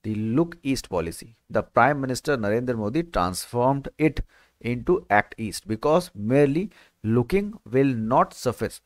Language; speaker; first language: English; non-native, local second language; Bangla